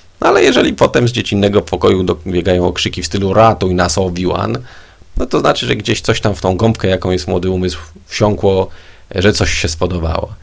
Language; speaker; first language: Polish; native; Polish